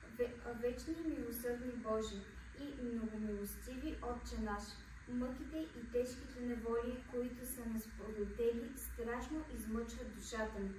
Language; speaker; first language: Bulgarian; native; Bulgarian